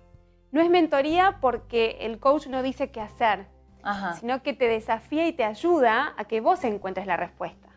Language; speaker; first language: Spanish; native; Spanish